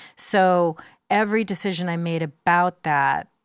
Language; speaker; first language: English; native; English